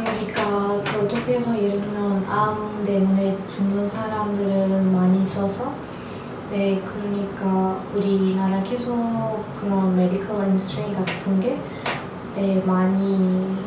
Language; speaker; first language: Korean; non-native, learner; Turkish